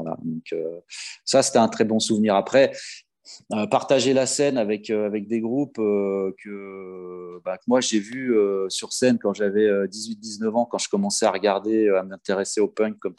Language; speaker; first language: French; native; French